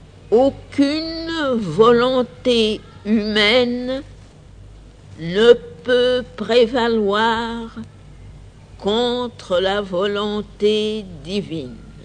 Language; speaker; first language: French; native; French